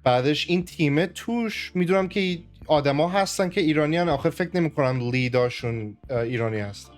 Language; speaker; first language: Persian; early bilingual, heritage; Persian